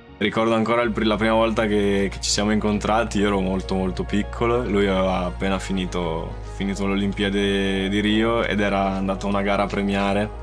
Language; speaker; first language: Italian; native; Italian